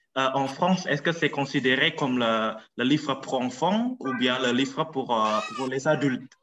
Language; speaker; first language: French; non-native, learner; Indonesian